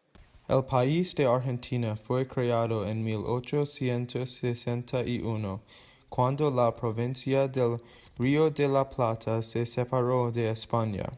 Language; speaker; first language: Spanish; non-native, learner; English